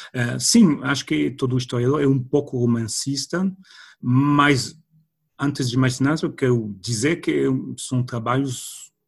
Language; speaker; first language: Portuguese; non-native, fluent; French